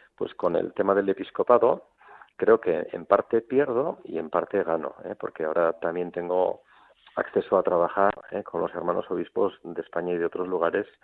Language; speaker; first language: Spanish; native; Spanish